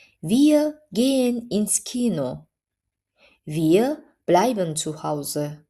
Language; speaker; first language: German; non-native, fluent; Azerbaijani